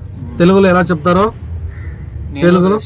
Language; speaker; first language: Telugu; non-native, learner; Kannada